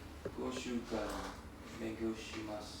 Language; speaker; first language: Japanese; non-native, learner; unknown